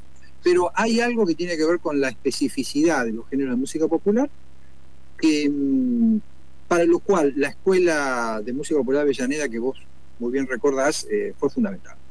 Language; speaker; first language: Spanish; native; Spanish